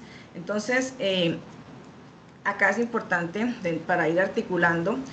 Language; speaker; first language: Spanish; native; Spanish